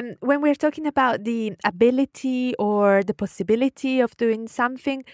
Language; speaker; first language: English; non-native, fluent; Italian